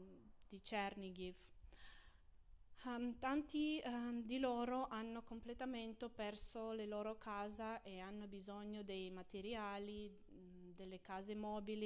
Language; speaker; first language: Italian; non-native, fluent; Ukrainian